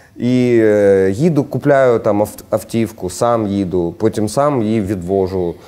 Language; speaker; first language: Ukrainian; non-native, local second language; Russian